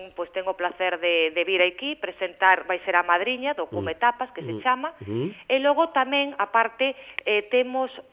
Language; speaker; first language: Galician; native; Galician